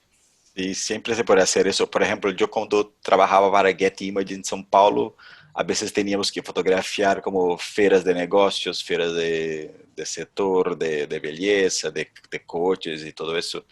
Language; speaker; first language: Spanish; non-native, fluent; Portuguese